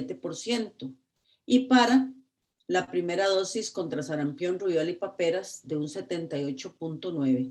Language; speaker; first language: Spanish; native; Spanish